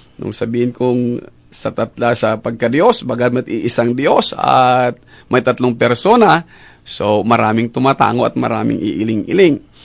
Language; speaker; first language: Filipino; native; Filipino